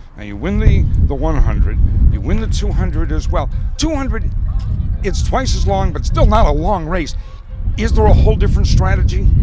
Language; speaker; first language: English; native; English